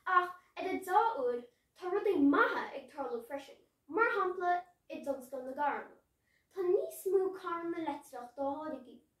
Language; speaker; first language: Irish; native; Irish